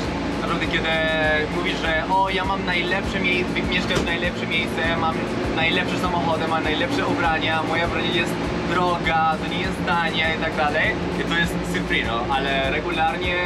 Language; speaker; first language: Polish; non-native, learner; Spanish